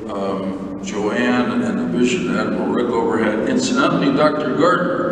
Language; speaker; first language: English; native; English